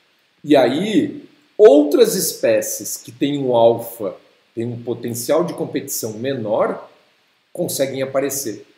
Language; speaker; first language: Portuguese; native; Portuguese